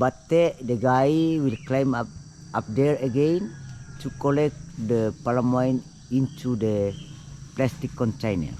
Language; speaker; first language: English; non-native, fluent; Indonesian